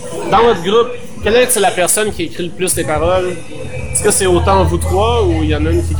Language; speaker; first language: French; native; French